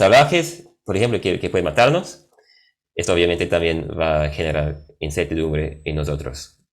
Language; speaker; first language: Spanish; non-native, fluent; English